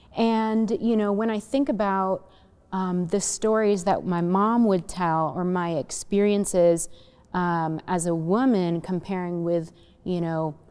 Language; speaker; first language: English; native; English